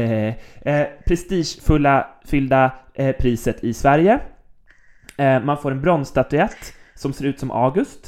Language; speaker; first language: Swedish; native; Swedish